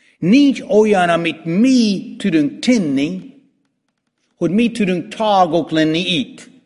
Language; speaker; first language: Hungarian; non-native, fluent; English